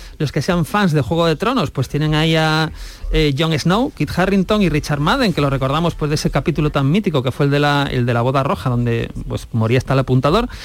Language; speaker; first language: Spanish; native; Spanish